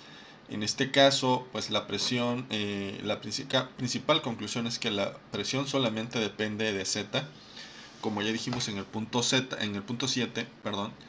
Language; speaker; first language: Spanish; native; Spanish